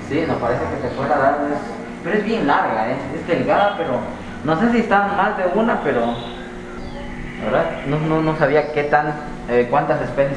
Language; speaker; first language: Spanish; native; Spanish